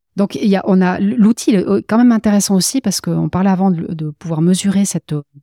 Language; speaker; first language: French; native; French